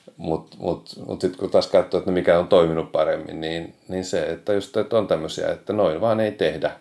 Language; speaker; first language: Finnish; native; Finnish